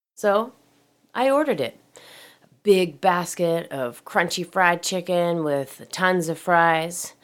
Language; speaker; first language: English; native; English